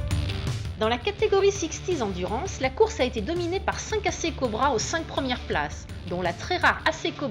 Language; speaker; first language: French; native; French